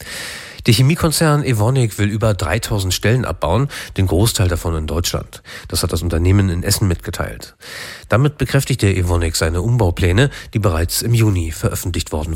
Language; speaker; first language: German; native; German